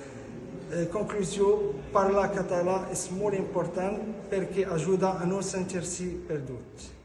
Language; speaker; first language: Catalan; non-native, learner; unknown